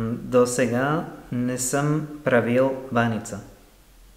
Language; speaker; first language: Bulgarian; non-native, learner; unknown